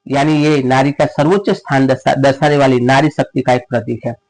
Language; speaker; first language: Hindi; non-native, local second language; Gujarati